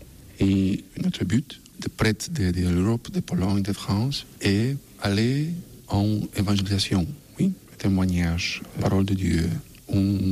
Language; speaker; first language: French; non-native, learner; Polish